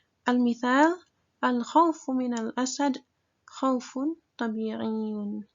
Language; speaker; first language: Arabic; non-native, fluent; Indonesian